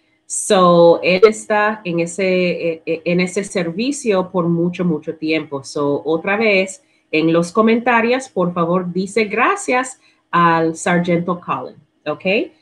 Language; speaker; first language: Spanish; non-native, learner; English